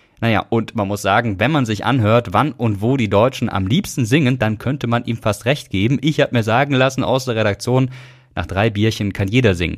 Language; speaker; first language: German; native; German